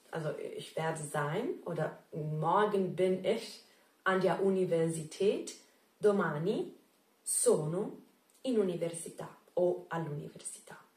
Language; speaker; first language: German; non-native, fluent; Italian